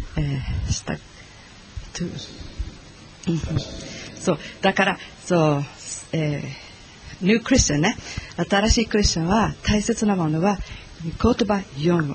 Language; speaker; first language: Japanese; non-native, learner; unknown